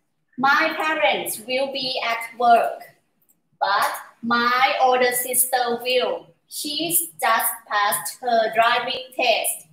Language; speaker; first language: English; non-native, learner; Thai